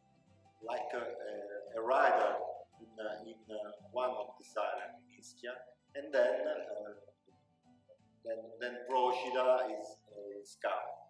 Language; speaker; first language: English; non-native, local second language; Italian